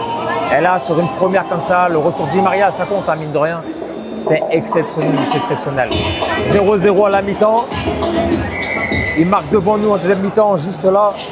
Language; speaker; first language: French; native; French